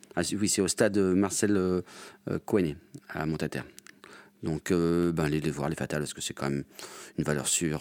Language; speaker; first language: French; native; French